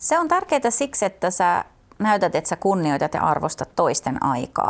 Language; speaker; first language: Finnish; native; Finnish